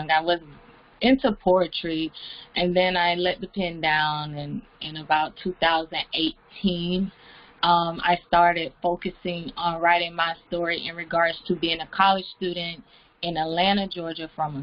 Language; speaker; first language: English; native; English